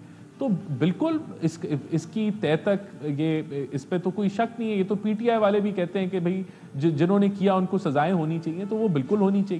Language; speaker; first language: Urdu; native; Urdu